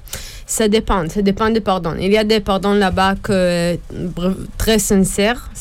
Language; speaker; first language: French; non-native, learner; Hebrew